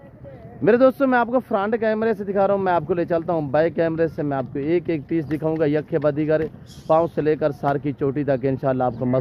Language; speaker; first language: Hindi; non-native, local second language; Saraiki